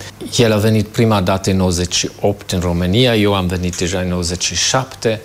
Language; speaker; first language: Romanian; non-native, fluent; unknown